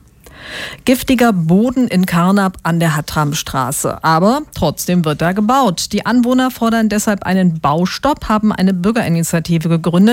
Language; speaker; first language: German; native; German